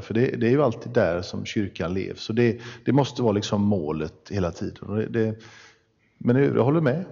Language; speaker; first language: Swedish; native; Swedish